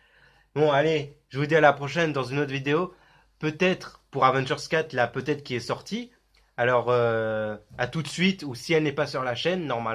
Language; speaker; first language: French; native; French